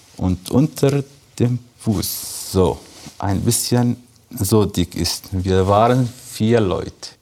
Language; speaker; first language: German; non-native, learner; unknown